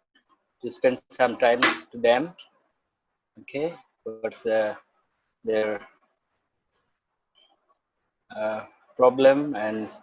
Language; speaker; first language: English; non-native, learner; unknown